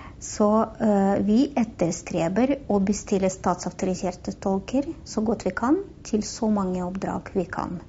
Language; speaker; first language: Norwegian; non-native, fluent; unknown